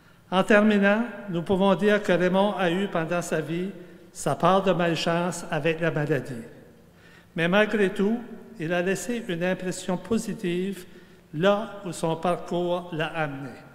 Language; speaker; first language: French; native; French